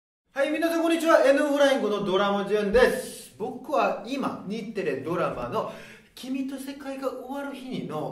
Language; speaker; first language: Japanese; non-native, fluent; Korean